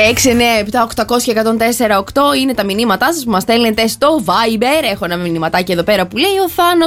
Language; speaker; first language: Greek; native; Greek